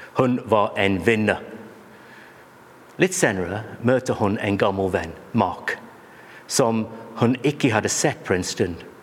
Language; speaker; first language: Norwegian; non-native, fluent; English